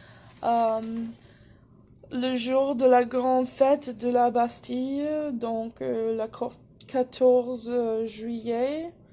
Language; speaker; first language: French; non-native, fluent; English